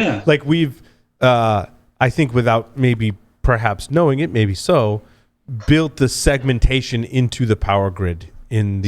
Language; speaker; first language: English; native; English